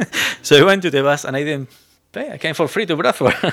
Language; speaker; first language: English; non-native, fluent; Spanish